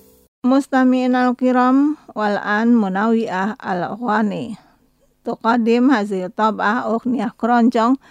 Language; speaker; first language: Arabic; non-native, learner; Indonesian